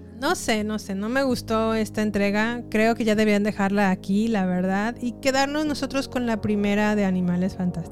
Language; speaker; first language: Spanish; native; Spanish